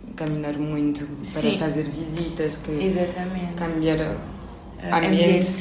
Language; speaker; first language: Portuguese; non-native, learner; Spanish